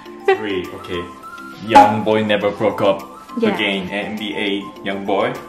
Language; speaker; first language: English; non-native, learner; Korean